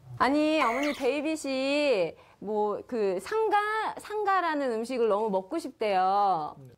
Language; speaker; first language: Korean; native; Korean